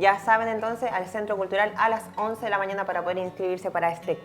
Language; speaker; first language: Spanish; native; Spanish